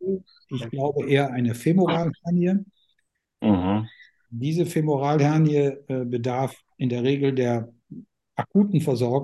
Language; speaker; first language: German; native; German